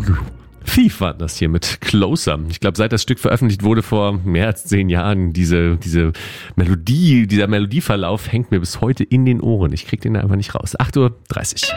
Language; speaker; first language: German; native; German